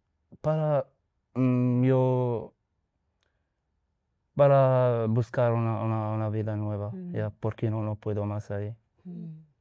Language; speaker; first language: Spanish; non-native, learner; Arabic